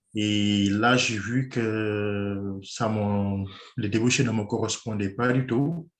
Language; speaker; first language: French; non-native, local second language; Wolof